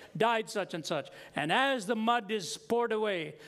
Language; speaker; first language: English; non-native, local second language; Hindi